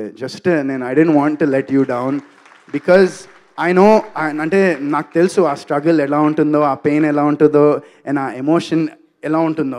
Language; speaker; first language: Telugu; native; Telugu